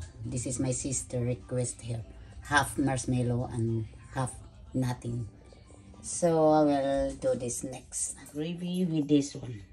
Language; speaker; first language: English; non-native, learner; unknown